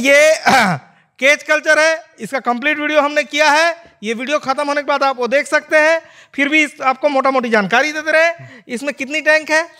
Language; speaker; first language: Hindi; native; Hindi